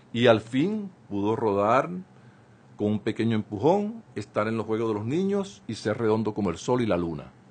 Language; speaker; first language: Spanish; native; Spanish